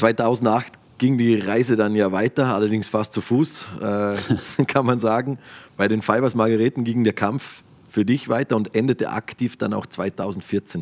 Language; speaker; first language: German; native; German